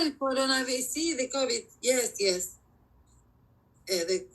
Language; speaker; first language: English; non-native, learner; Spanish